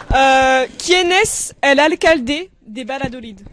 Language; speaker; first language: Spanish; non-native, learner; French